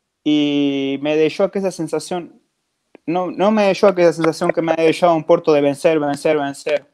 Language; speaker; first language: Portuguese; non-native, fluent; Spanish